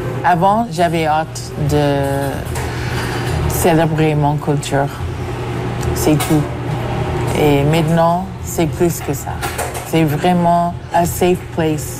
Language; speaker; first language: French; non-native, fluent; English